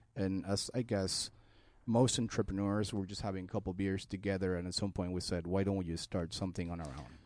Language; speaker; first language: English; non-native, fluent; Spanish